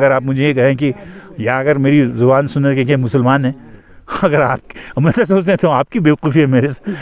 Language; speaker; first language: Urdu; native; Urdu